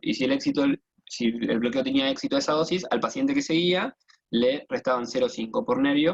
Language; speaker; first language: Spanish; native; Spanish